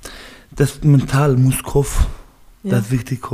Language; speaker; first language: German; non-native, learner; Baluchi